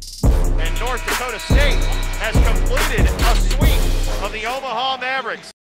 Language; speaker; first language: English; native; English